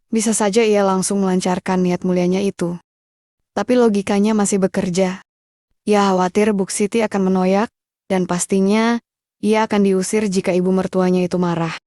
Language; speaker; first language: Indonesian; native; Indonesian